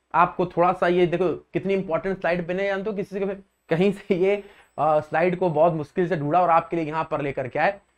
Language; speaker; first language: Hindi; native; Hindi